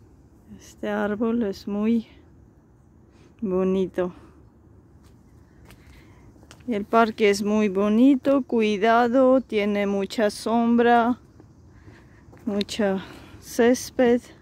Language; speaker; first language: Spanish; non-native, fluent; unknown